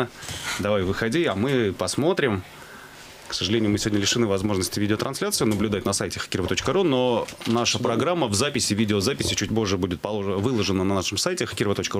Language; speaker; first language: Russian; native; Russian